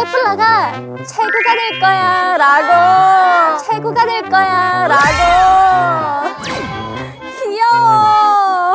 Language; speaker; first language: Korean; non-native, learner; Chinese